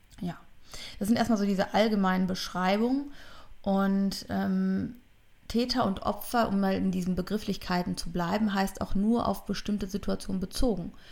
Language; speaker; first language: German; native; German